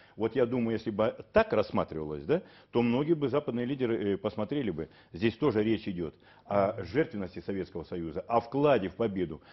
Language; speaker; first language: Russian; native; Russian